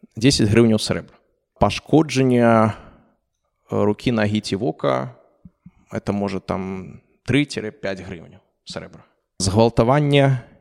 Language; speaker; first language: Belarusian; non-native, local second language; Russian